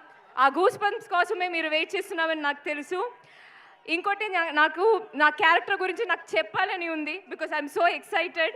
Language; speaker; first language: Telugu; non-native, learner; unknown